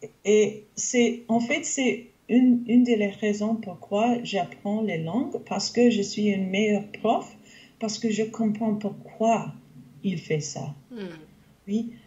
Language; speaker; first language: French; non-native, local second language; English